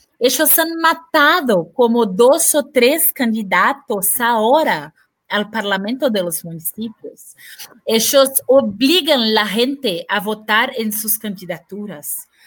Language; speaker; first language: Spanish; non-native, fluent; Portuguese